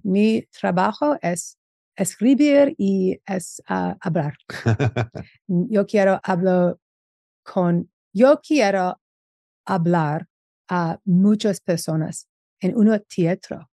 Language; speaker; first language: Spanish; non-native, learner; English